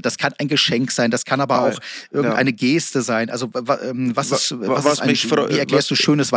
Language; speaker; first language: German; native; German